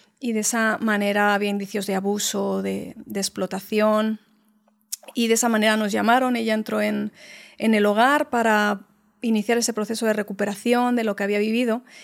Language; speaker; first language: Spanish; native; Spanish